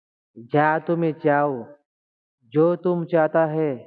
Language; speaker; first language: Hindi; non-native, learner; Bangla